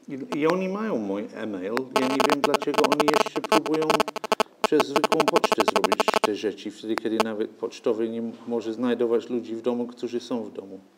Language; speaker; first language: Polish; non-native, fluent; English